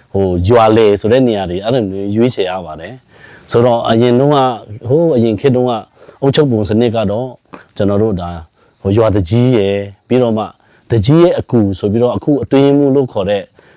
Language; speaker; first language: Burmese; non-native, local second language; Pa'o Karen